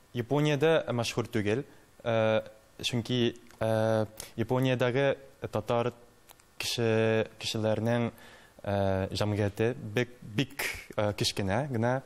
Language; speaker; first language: Tatar; non-native, learner; Japanese